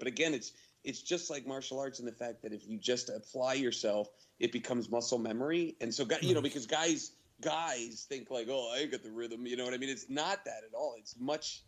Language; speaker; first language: English; native; English